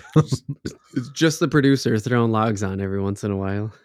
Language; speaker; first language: English; early bilingual, other home language; Finnish